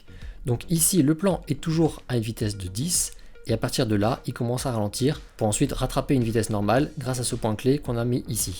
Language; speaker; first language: French; native; French